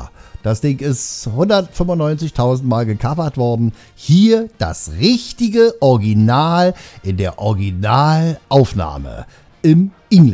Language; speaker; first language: German; native; German